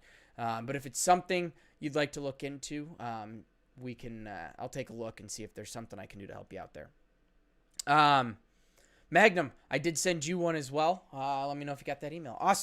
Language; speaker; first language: English; native; English